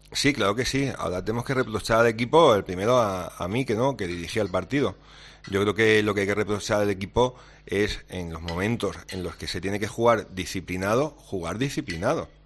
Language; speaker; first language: Spanish; native; Spanish